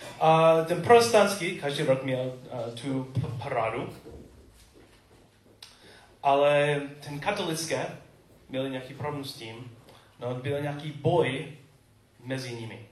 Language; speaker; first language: Czech; non-native, learner; English